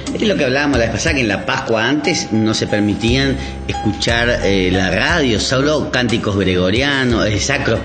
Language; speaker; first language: Spanish; native; Spanish